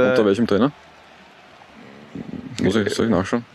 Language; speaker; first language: German; native; German